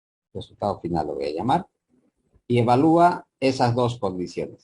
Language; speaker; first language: Spanish; native; Spanish